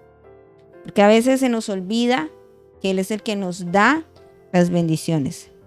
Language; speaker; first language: Spanish; native; Spanish